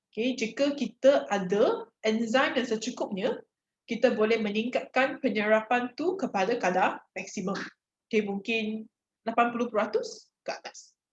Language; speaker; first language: Malay; non-native, local second language; Chinese